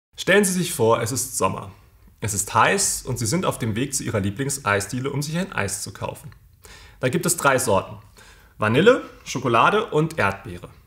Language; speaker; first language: German; native; German